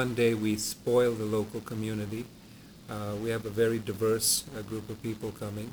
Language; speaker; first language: English; non-native, local second language; Punjabi